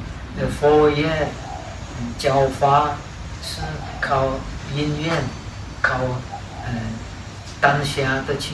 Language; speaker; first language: Chinese; non-native, fluent; Czech